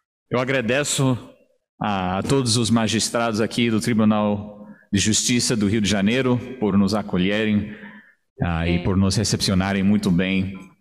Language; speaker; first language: Portuguese; non-native, fluent; English